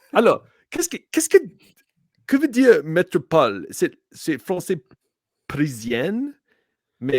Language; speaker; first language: French; non-native, learner; English